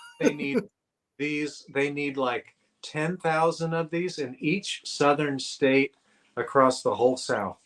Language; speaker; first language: English; native; English